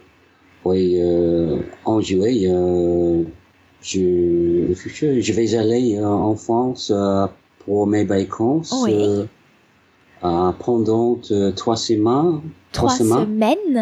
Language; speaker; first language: French; non-native, learner; English